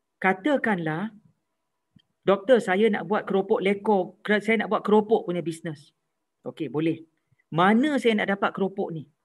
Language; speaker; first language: Malay; native; Malay